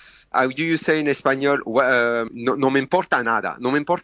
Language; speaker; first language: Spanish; non-native, learner; French